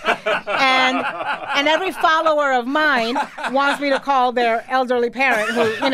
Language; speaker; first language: English; native; English